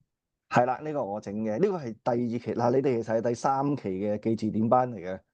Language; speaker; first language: Cantonese; native; Cantonese